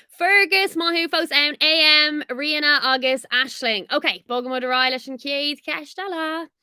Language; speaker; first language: Irish; native; Irish